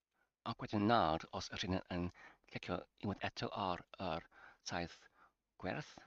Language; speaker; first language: Welsh; non-native, learner; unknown